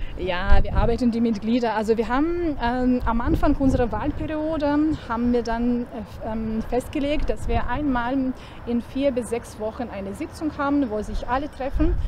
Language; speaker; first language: German; non-native, fluent; Ukrainian